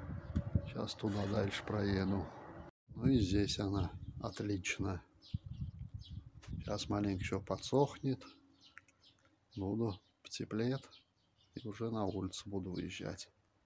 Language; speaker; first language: Russian; native; Russian